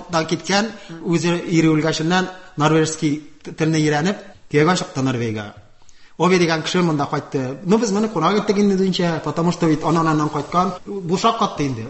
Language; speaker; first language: Tatar; non-native, local second language; Udmurt